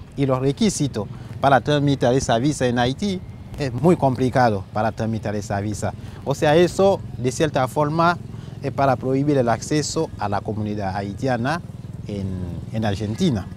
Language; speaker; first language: Spanish; non-native, fluent; Haitian Creole